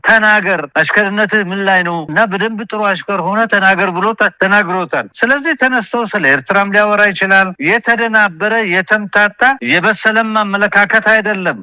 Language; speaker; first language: Amharic; non-native, local second language; Oromo